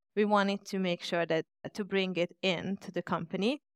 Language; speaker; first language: English; non-native, fluent; Hungarian